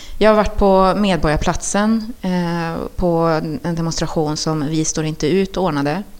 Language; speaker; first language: Swedish; early bilingual, other home language; Spanish